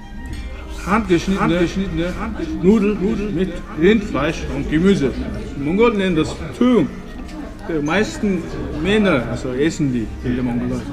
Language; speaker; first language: German; non-native, fluent; Mongolian